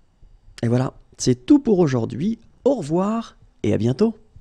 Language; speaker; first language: French; native; French